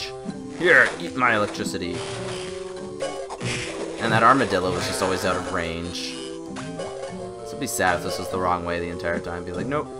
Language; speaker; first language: English; native; English